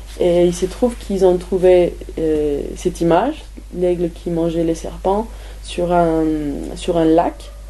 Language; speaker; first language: French; non-native, fluent; Spanish